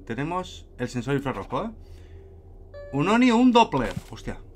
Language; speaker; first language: Spanish; native; Spanish